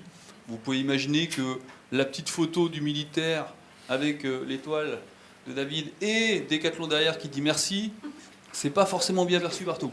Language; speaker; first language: French; native; French